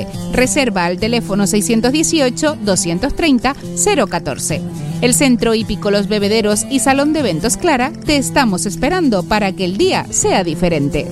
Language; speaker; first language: Spanish; native; Spanish